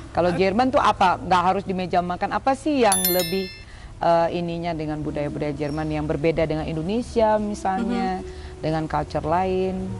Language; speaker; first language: Indonesian; native; Indonesian